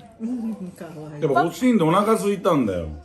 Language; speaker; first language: Japanese; native; Japanese